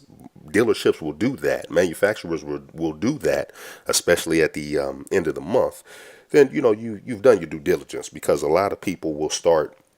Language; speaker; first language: English; native; English